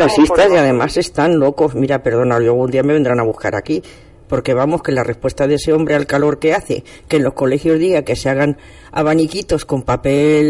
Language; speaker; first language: Spanish; native; Spanish